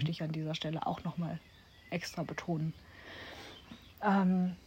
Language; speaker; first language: German; native; German